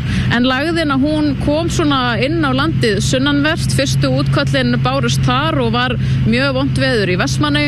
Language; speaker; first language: Icelandic; native; Icelandic